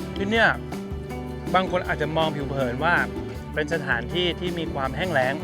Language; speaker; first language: Thai; native; Thai